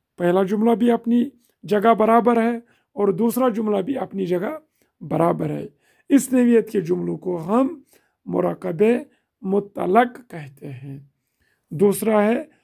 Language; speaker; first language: Urdu; non-native, local second language; Kashmiri